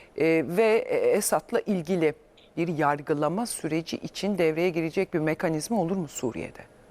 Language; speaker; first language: Turkish; native; Turkish